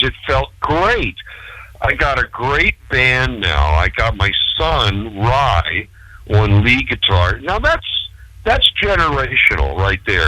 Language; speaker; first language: English; native; English